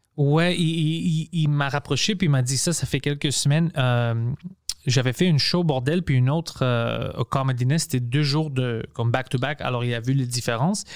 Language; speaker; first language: French; non-native, local second language; English